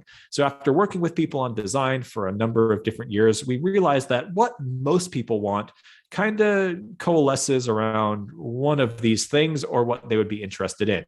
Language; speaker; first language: English; native; English